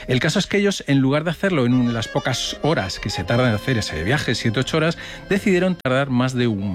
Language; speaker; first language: Spanish; native; Spanish